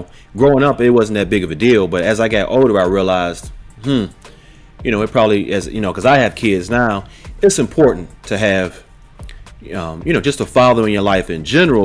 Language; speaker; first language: English; native; English